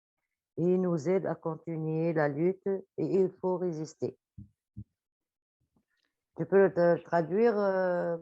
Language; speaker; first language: French; non-native, local second language; Arabic